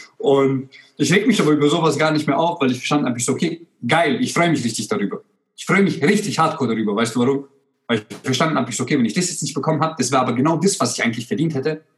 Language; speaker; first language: German; early bilingual, other home language; Croatian